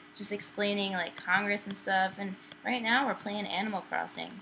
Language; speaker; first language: English; native; English